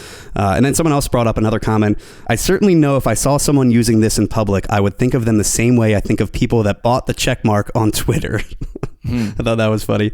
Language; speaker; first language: English; native; English